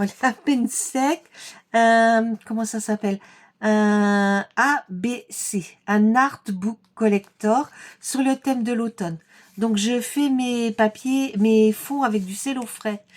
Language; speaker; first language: French; native; French